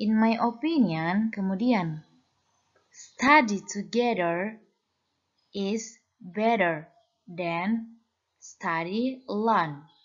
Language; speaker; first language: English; non-native, fluent; Indonesian